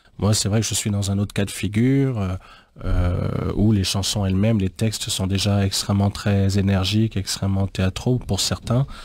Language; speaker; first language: French; native; French